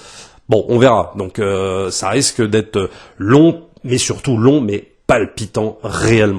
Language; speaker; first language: French; native; French